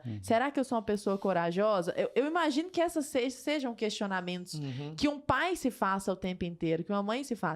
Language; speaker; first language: Portuguese; native; Portuguese